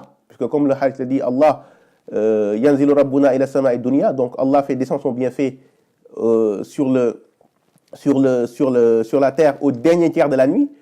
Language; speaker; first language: French; native; French